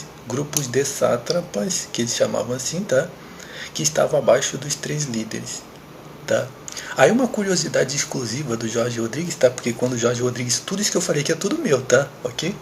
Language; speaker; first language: Portuguese; native; Portuguese